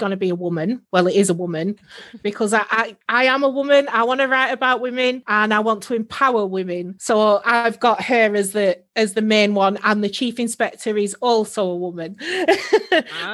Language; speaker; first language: English; native; English